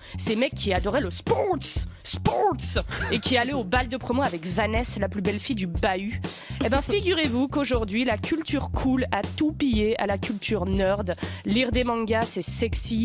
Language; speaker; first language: French; native; French